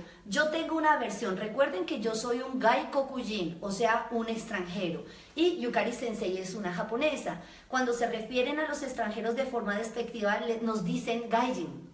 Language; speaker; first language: Spanish; native; Spanish